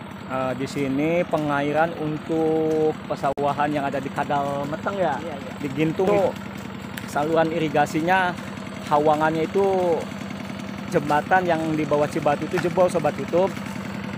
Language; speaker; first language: Indonesian; native; Indonesian